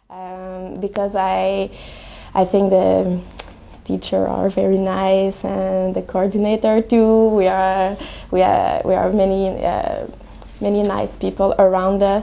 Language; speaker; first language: English; non-native, learner; French